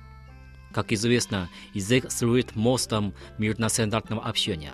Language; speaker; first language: Russian; non-native, fluent; Chinese